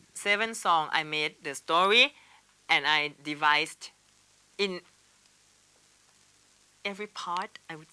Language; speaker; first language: English; non-native, learner; Thai